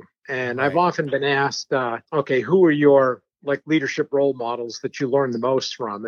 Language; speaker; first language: English; early bilingual, other home language; French